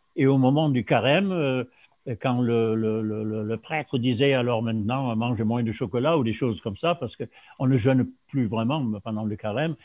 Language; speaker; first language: French; non-native, fluent; German